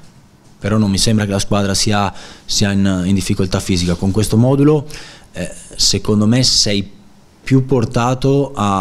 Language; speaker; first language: Italian; native; Italian